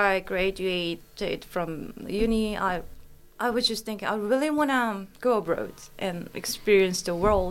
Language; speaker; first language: English; non-native, fluent; Korean